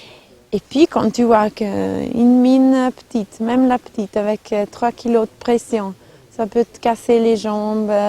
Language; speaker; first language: French; non-native, local second language; Italian